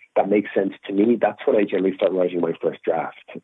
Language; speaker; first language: English; native; English